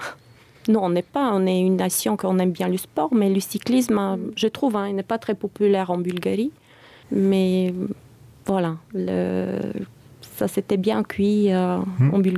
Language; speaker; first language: French; non-native, fluent; Bulgarian